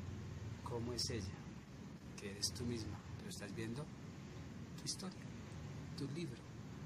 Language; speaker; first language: Spanish; native; Spanish